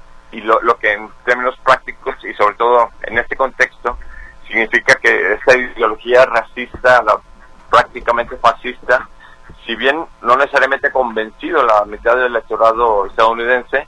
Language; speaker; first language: Spanish; native; Spanish